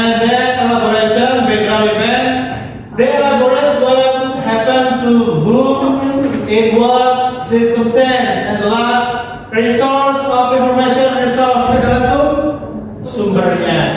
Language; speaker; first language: English; non-native, fluent; Indonesian